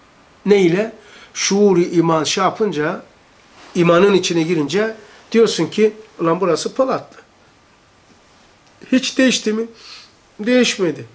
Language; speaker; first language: Turkish; native; Turkish